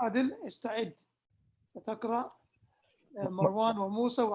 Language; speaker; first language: Arabic; non-native, fluent; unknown